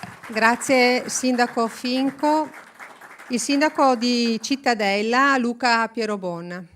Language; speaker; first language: Italian; native; Italian